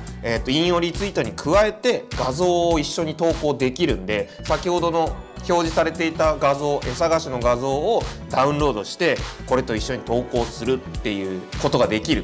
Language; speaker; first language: Japanese; native; Japanese